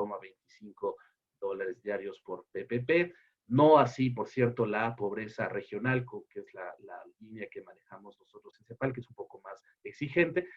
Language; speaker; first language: Spanish; native; Spanish